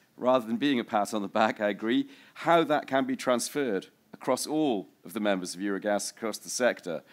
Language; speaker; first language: English; native; English